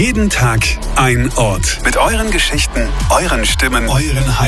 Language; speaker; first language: German; native; German